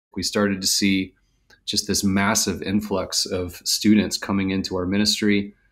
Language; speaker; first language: English; native; English